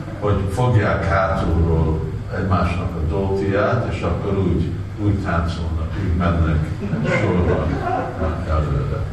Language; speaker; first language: Hungarian; non-native, learner; Russian